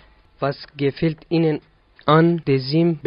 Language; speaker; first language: German; non-native, learner; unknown